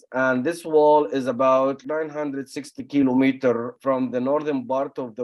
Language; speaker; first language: English; non-native, fluent; Arabic